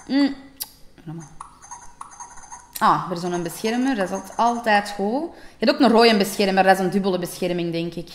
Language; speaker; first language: Dutch; native; Dutch